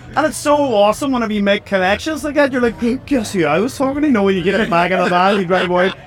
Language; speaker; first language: English; native; English